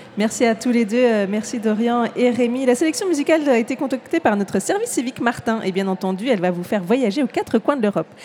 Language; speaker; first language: French; native; French